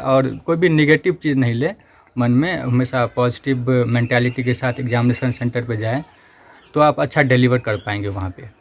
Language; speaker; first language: Hindi; non-native, local second language; Maithili